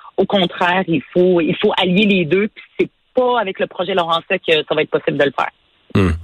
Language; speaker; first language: French; early bilingual, other home language; Arabic